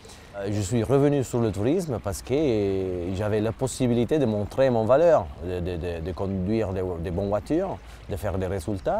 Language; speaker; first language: French; non-native, fluent; Italian